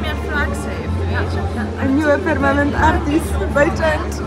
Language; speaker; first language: Dutch; non-native, learner; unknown